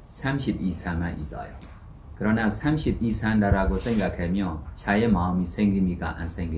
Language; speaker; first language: Korean; non-native, learner; Burmese